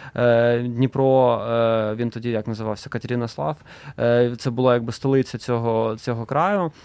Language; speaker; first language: Ukrainian; native; Ukrainian